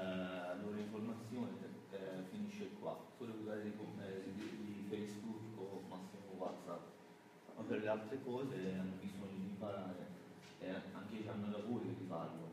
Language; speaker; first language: Italian; non-native, learner; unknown